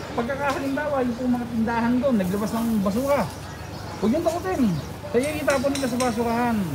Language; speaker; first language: Filipino; native; Filipino